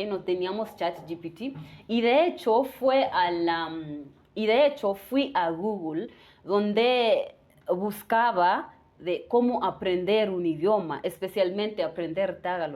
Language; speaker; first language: Spanish; non-native, fluent; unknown